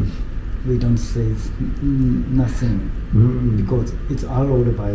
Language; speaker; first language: English; non-native, learner; Japanese